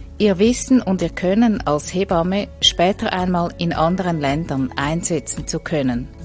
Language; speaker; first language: German; native; German